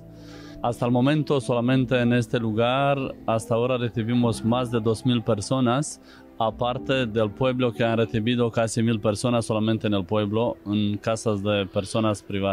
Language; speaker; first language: Spanish; non-native, fluent; Romanian